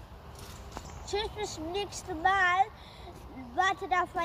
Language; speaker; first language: German; early bilingual, other home language; Tajik